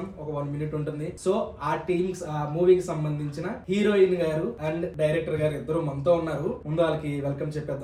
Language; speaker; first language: Telugu; native; Telugu